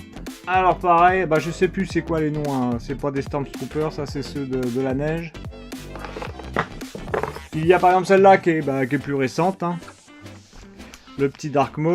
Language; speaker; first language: French; native; French